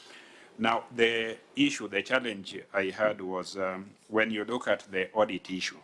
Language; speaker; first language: English; non-native, local second language; Luo (Kenya and Tanzania)